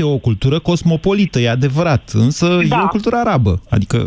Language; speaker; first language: Romanian; native; Romanian